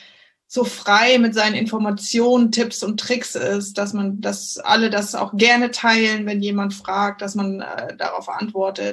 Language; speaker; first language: German; native; German